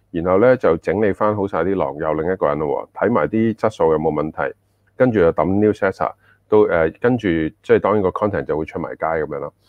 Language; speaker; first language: Cantonese; early bilingual, heritage; Cantonese